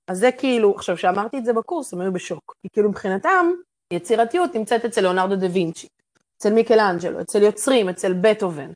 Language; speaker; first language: Hebrew; native; Hebrew